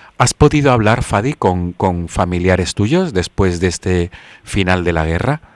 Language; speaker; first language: Spanish; native; Spanish